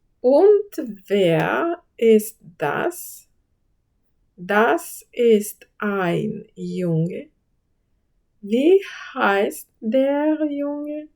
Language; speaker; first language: German; non-native, fluent; Ukrainian